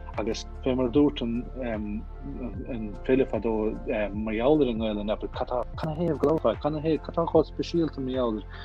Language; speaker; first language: Irish; native; Irish